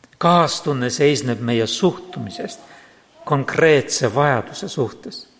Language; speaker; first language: Estonian; non-native, local second language; Russian